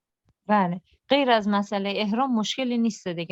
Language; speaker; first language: Persian; native; Persian